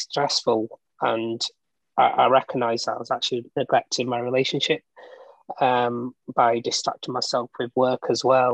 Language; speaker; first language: English; native; English